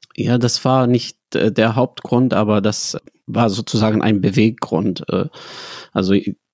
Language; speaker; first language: German; non-native, fluent; Arabic